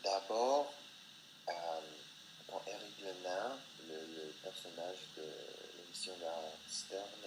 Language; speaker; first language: French; non-native, learner; English